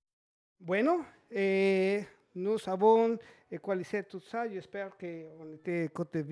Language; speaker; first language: French; non-native, learner; Spanish